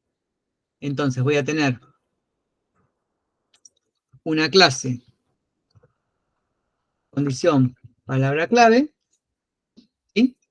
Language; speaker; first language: Spanish; native; Spanish